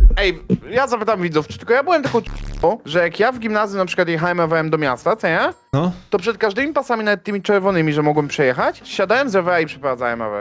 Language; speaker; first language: Polish; native; Polish